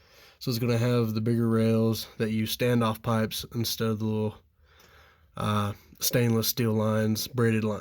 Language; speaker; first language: English; native; English